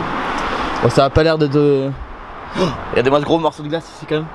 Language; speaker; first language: French; native; French